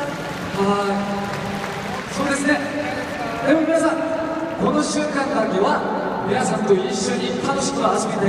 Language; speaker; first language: Japanese; non-native, fluent; Korean